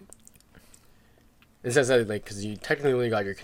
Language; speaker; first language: English; native; English